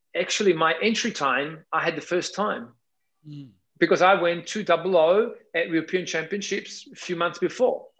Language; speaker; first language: English; non-native, fluent; Italian